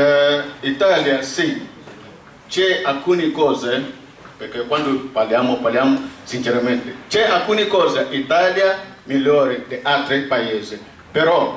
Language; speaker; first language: Italian; non-native, learner; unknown